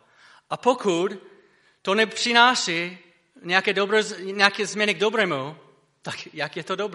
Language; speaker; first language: Czech; non-native, fluent; English